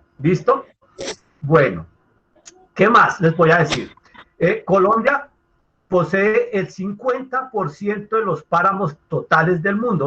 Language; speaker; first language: Spanish; native; Spanish